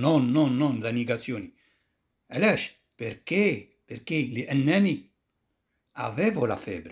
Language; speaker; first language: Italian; non-native, fluent; Arabic